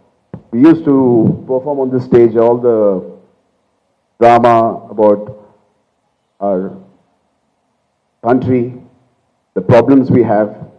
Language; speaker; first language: English; non-native, local second language; Telugu